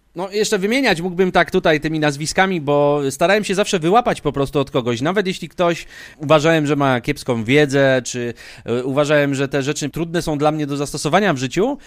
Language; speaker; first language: Polish; native; Polish